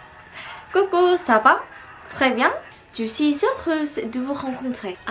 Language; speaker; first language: French; non-native, learner; Korean